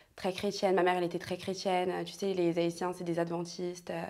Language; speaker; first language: French; native; French